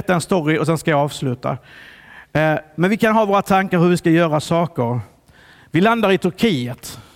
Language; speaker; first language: Swedish; early bilingual, other home language; Italian